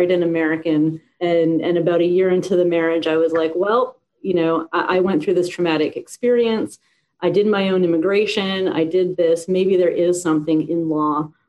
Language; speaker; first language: English; native; English